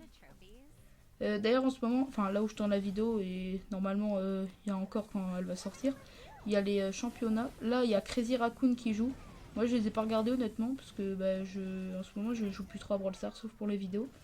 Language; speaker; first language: French; native; French